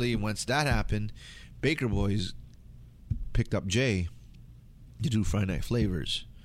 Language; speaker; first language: English; native; English